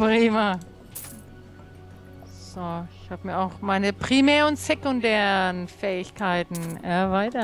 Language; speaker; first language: German; native; German